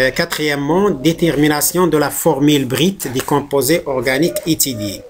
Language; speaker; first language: French; non-native, local second language; Arabic